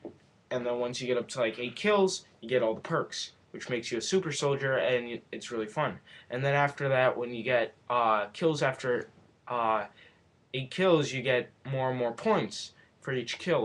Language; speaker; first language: English; native; English